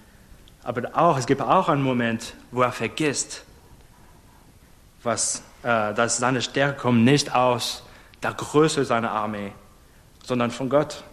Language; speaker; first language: German; non-native, fluent; English